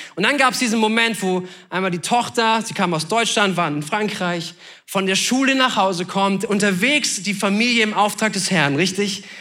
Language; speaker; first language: German; native; German